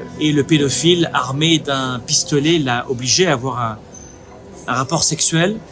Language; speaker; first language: French; native; French